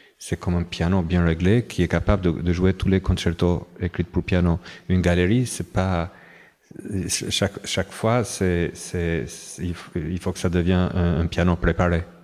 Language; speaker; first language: French; non-native, fluent; Albanian